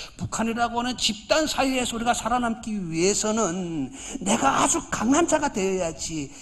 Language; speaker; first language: Korean; native; Korean